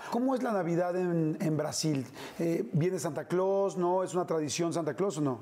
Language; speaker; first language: Spanish; native; Spanish